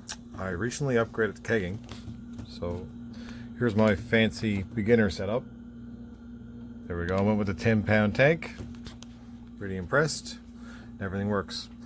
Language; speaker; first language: English; native; English